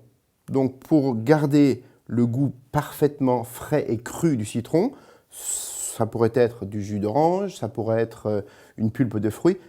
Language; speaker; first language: French; native; French